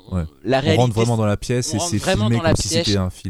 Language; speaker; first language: French; native; French